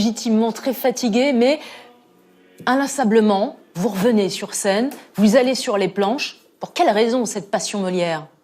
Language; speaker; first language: French; native; French